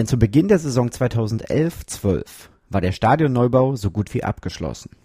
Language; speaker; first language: German; native; German